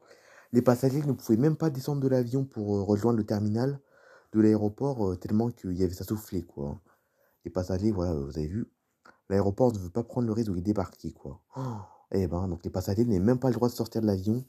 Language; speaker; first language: French; native; French